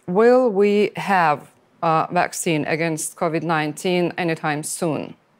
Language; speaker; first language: English; non-native, fluent; Lithuanian